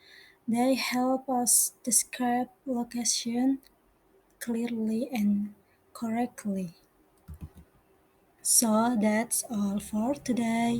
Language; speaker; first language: English; non-native, learner; Indonesian